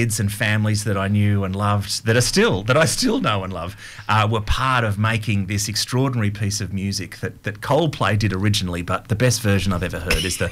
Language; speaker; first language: English; native; English